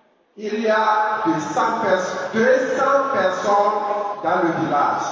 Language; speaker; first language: French; non-native, fluent; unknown